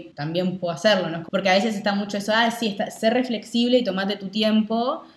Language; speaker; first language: Spanish; native; Spanish